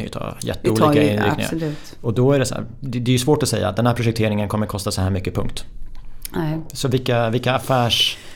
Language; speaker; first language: Swedish; native; Swedish